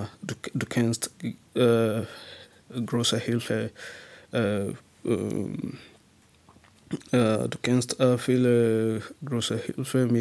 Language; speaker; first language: German; non-native, learner; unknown